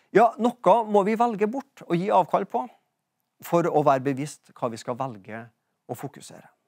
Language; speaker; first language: Norwegian; native; Norwegian